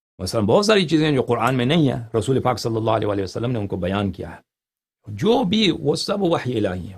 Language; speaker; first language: Urdu; non-native, fluent; Persian